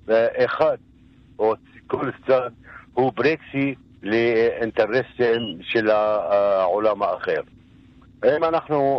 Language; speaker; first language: Hebrew; non-native, local second language; Arabic